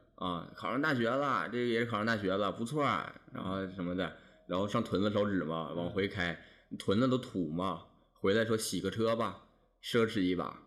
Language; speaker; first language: Chinese; native; Chinese